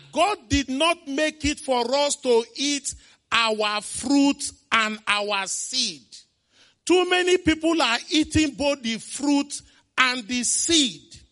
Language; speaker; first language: English; non-native, local second language; Igbo